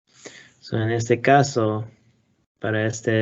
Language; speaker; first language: Spanish; non-native, learner; English